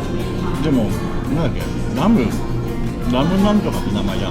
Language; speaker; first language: Japanese; native; Japanese